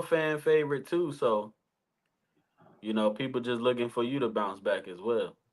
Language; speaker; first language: English; native; English